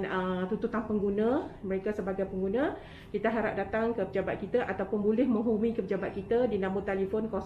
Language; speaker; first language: Malay; native; Malay